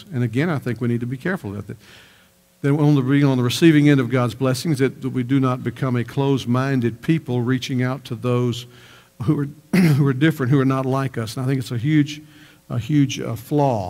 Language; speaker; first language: English; native; English